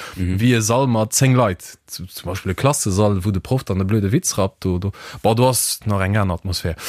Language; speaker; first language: Luxembourgish; early bilingual, other home language; Portuguese